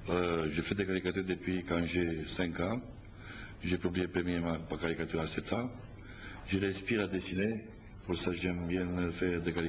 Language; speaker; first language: French; non-native, learner; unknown